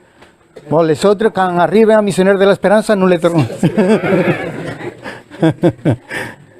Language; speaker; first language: French; non-native, learner; Spanish